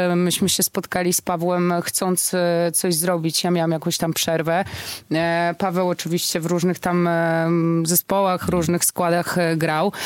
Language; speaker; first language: Polish; native; Polish